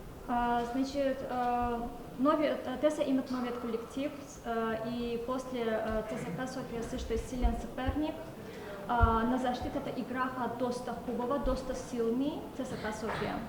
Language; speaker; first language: Bulgarian; non-native, learner; Azerbaijani